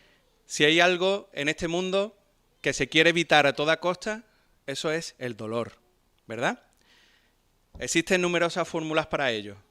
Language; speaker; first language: Spanish; native; Spanish